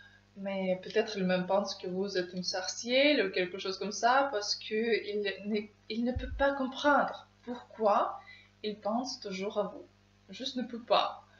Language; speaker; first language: French; non-native, learner; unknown